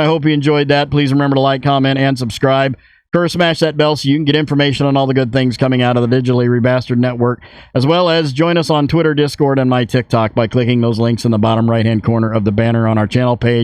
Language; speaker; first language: English; native; English